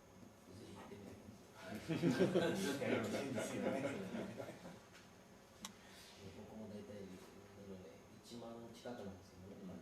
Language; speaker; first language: Japanese; non-native, fluent; Urdu